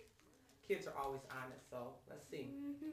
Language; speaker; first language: English; native; English